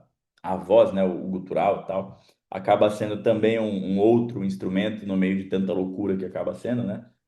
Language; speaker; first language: Portuguese; native; Portuguese